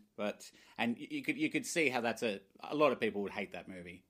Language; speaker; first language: English; native; English